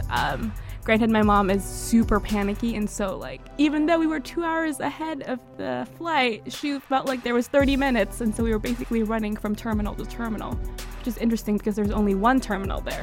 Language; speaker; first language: English; early bilingual, other home language; Hiligaynon